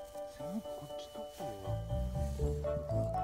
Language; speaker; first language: Japanese; native; Japanese